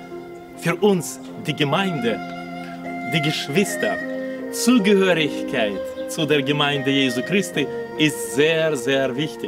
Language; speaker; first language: German; non-native, fluent; Russian